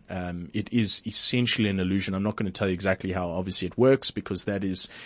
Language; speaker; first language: English; native; English